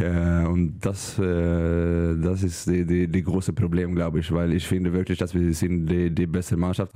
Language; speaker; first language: German; non-native, learner; Swedish